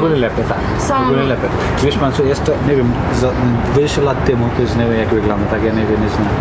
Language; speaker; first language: Polish; non-native, learner; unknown